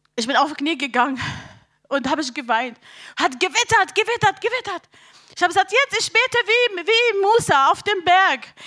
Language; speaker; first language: German; non-native, learner; Arabic